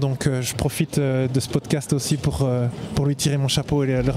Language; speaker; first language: French; native; French